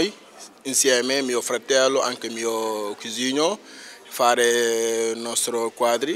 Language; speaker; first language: Italian; non-native, learner; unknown